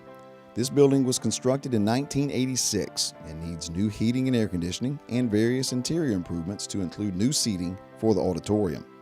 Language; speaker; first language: English; native; English